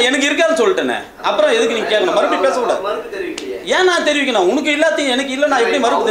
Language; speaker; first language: Tamil; native; Tamil